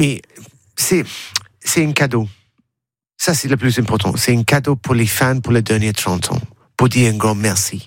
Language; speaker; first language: French; non-native, learner; English